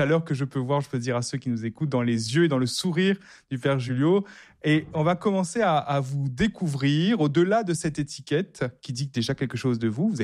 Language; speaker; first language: French; native; French